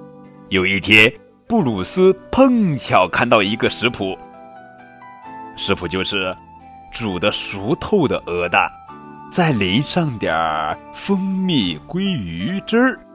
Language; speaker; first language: Chinese; native; Chinese